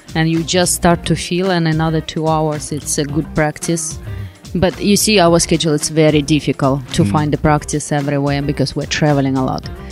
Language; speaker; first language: English; non-native, fluent; Russian